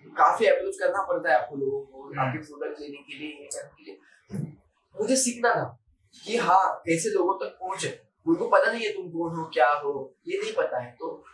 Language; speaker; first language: Hindi; non-native, local second language; Marathi